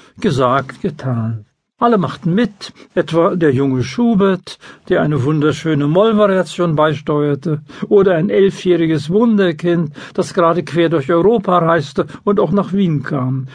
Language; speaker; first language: German; native; German